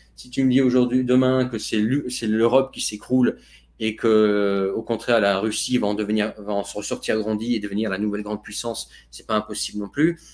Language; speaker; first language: French; native; French